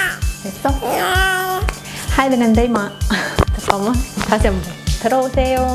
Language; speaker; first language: Korean; non-native, learner; Indonesian